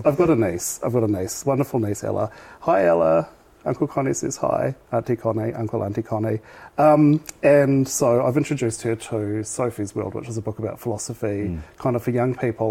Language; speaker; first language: English; native; English